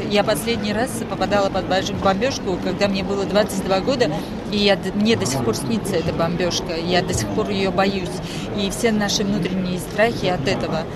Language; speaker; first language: Russian; non-native, local second language; Armenian